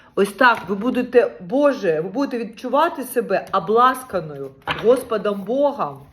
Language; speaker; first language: Ukrainian; native; Ukrainian